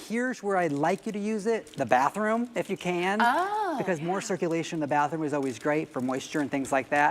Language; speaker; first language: English; native; English